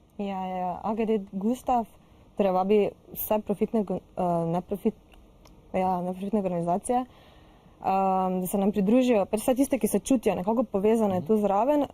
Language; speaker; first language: Slovenian; native; Slovenian